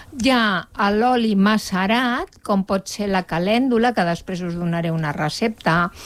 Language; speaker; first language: Catalan; non-native, local second language; Spanish